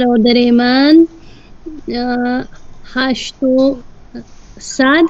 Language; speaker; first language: Persian; non-native, learner; Urdu